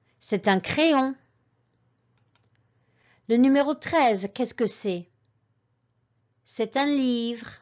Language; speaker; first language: French; non-native, fluent; English